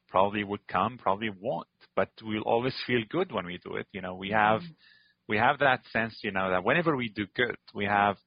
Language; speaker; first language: English; non-native, fluent; Arabic